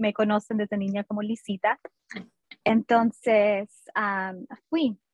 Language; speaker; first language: Spanish; early bilingual, heritage; Spanish